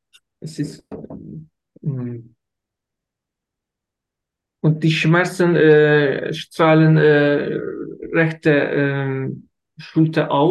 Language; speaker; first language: German; non-native, learner; Turkish